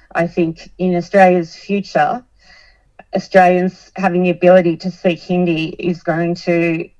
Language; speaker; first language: English; native; English